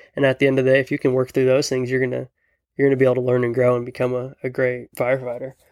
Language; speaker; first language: English; native; English